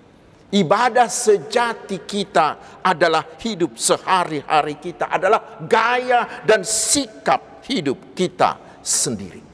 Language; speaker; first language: Indonesian; non-native, local second language; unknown